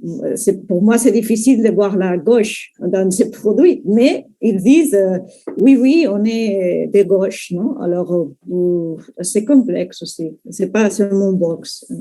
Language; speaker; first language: French; non-native, fluent; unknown